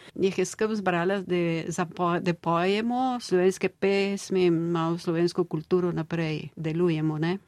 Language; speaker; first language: Slovenian; early bilingual, heritage; Slovenian